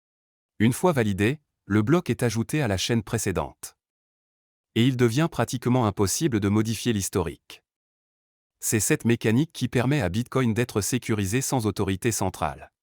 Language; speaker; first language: French; native; French